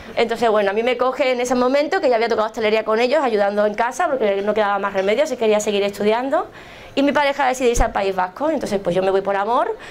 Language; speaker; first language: Spanish; native; Spanish